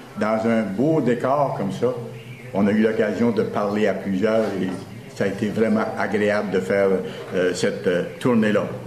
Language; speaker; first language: French; native; French